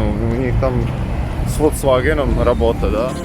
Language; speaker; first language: Russian; non-native, fluent; Serbian